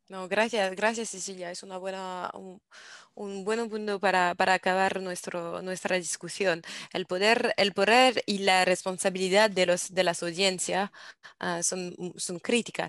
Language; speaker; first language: Spanish; non-native, learner; English